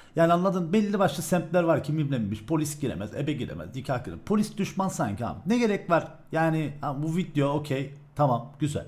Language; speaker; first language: Turkish; early bilingual, heritage; Turkish